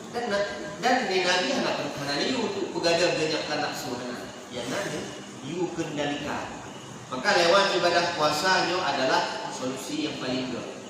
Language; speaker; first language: Malay; non-native, local second language; Achinese